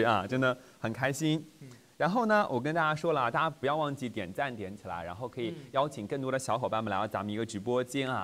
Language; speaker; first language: Chinese; native; Chinese